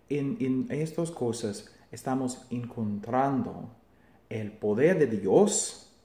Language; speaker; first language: Spanish; non-native, fluent; English